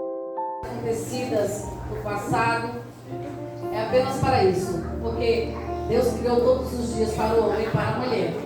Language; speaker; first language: Portuguese; native; Portuguese